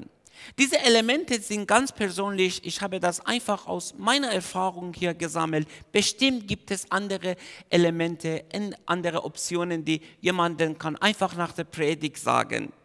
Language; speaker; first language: German; non-native, fluent; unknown